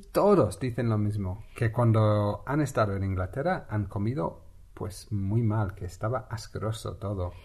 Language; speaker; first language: Spanish; non-native, fluent; English